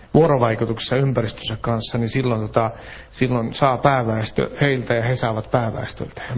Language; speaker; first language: Finnish; native; Finnish